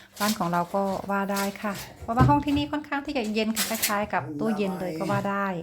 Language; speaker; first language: Thai; native; Thai